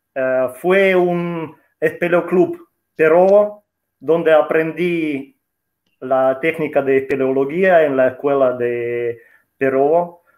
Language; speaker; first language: Spanish; non-native, fluent; Russian